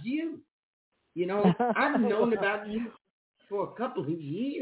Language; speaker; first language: English; native; English